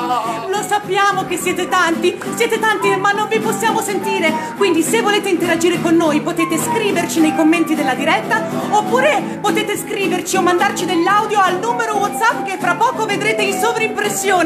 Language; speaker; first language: Italian; native; Italian